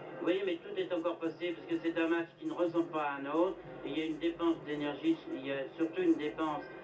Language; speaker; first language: French; native; French